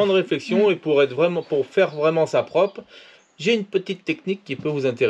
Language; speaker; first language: French; native; French